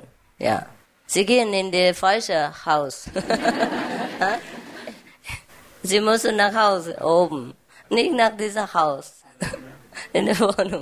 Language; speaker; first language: German; non-native, fluent; Vietnamese